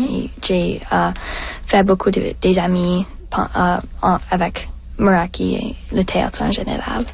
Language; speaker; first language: French; non-native, local second language; English